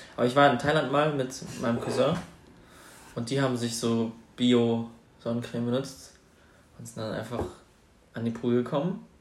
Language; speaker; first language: German; early bilingual, other home language; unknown